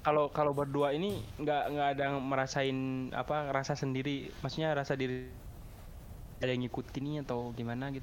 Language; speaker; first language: Indonesian; non-native, local second language; Sundanese